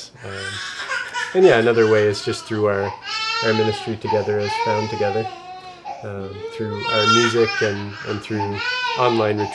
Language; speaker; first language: English; native; English